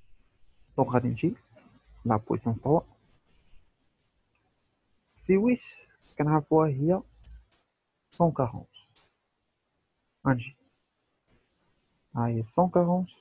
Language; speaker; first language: Arabic; native; Arabic